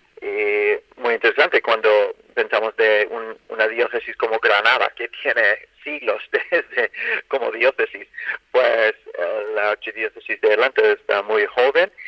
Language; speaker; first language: Spanish; non-native, fluent; English